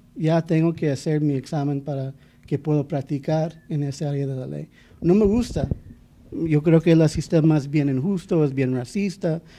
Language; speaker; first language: Spanish; non-native, fluent; English